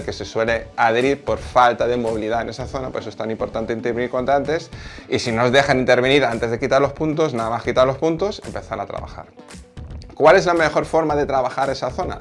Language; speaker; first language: Spanish; native; Spanish